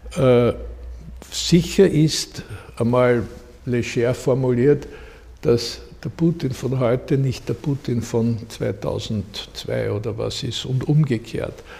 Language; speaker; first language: German; native; German